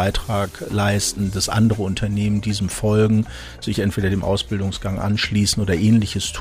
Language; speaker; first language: German; native; German